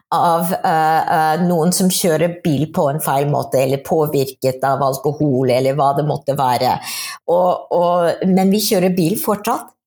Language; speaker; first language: Norwegian; non-native, fluent; English